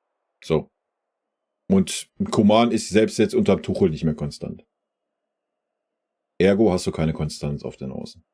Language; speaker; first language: German; native; German